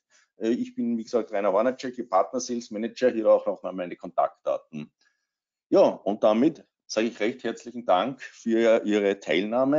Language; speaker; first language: German; native; German